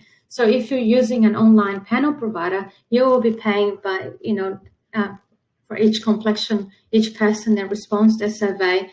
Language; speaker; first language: English; non-native, fluent; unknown